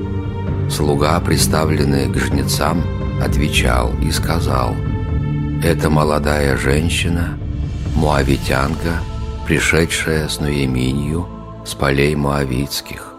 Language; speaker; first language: Russian; native; Russian